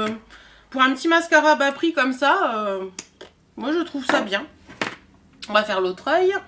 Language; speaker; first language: French; native; French